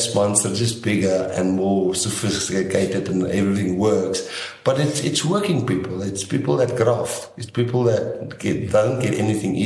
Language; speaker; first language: English; non-native, local second language; Afrikaans